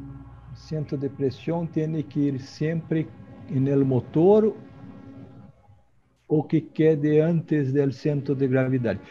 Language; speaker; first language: Spanish; non-native, learner; Portuguese